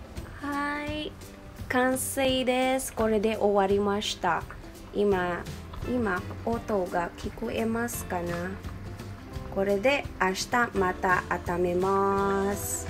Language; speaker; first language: Japanese; non-native, fluent; Filipino